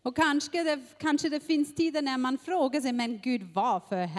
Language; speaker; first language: Swedish; non-native, learner; German